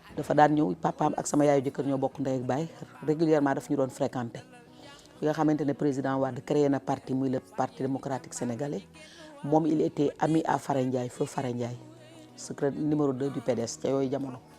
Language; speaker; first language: Wolof; native; Wolof